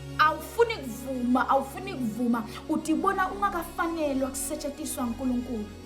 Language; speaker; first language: Zulu; non-native, local second language; Swati